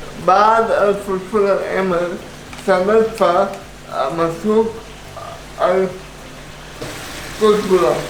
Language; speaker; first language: Arabic; non-native, learner; Urdu